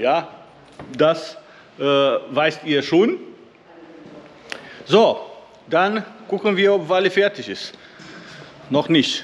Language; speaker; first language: German; non-native, learner; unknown